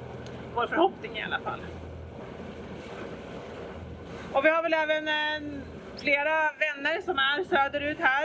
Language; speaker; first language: Swedish; native; Swedish